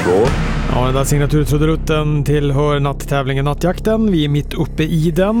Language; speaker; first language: Swedish; native; Swedish